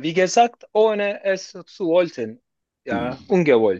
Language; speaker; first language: German; non-native, learner; Turkish